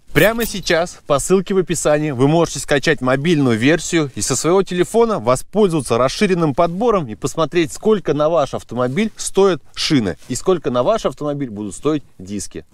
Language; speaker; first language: Russian; native; Russian